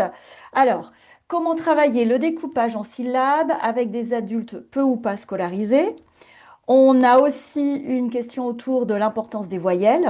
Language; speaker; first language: French; native; French